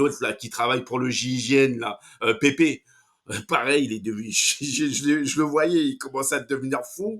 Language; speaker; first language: French; native; French